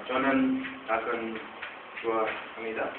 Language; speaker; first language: Korean; non-native, learner; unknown